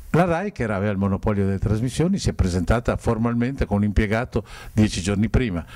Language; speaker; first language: Italian; native; Italian